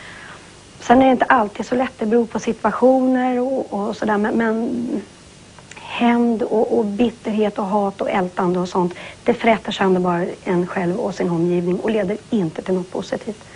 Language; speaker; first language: Swedish; native; Swedish